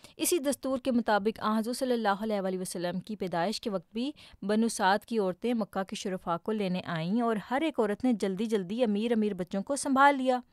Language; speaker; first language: Urdu; native; Urdu